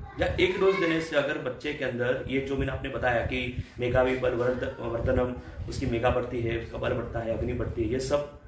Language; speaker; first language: Hindi; non-native, local second language; Gujarati